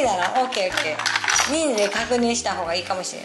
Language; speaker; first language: Japanese; native; Japanese